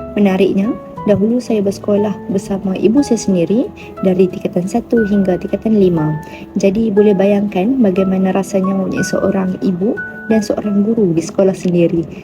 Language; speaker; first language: Malay; native; Malay